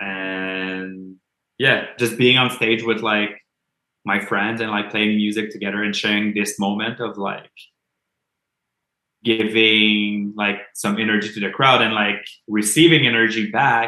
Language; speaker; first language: English; non-native, fluent; French